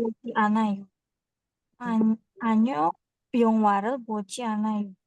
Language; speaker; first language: Korean; non-native, learner; Indonesian